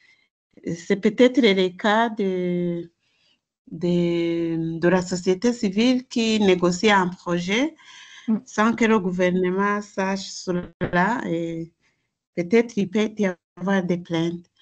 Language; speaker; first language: French; non-native, local second language; Rundi